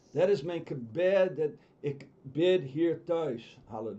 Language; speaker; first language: Dutch; non-native, fluent; English